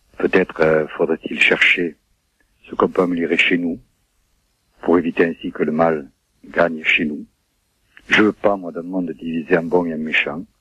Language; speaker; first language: French; native; French